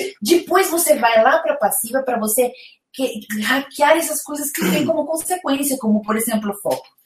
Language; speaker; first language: Portuguese; non-native, fluent; Spanish